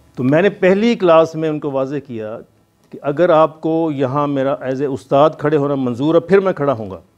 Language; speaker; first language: Urdu; non-native, local second language; Punjabi